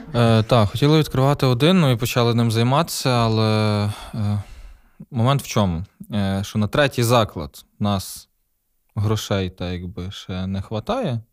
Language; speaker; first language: Ukrainian; native; Ukrainian